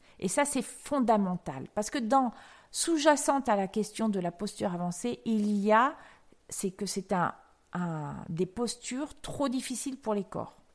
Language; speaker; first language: French; native; French